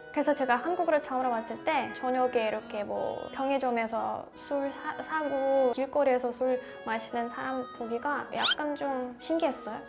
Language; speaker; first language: Korean; non-native, fluent; Russian